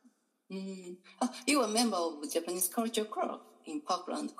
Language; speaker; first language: English; non-native, learner; Japanese